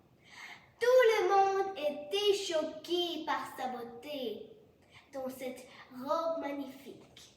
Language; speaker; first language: French; non-native, learner; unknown